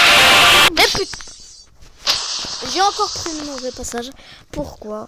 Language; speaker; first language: French; native; French